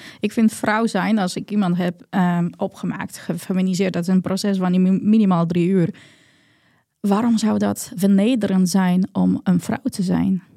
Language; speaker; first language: Dutch; non-native, fluent; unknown